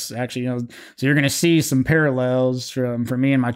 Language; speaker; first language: English; native; English